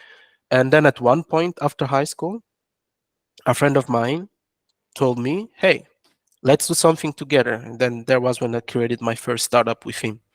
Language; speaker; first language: English; non-native, fluent; French